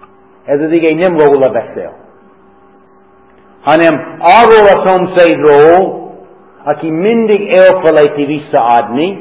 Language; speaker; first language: Hungarian; non-native, fluent; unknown